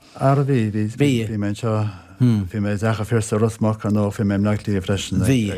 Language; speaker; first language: Irish; non-native, local second language; English